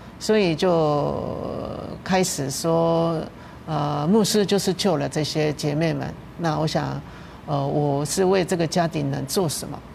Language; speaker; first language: Chinese; non-native, fluent; Japanese